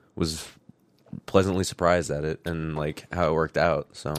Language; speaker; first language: English; native; English